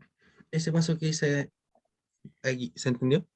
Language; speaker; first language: Spanish; native; Spanish